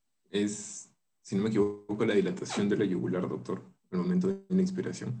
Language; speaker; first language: Spanish; native; Spanish